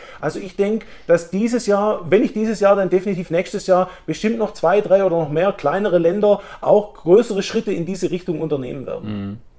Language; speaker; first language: German; early bilingual, heritage; German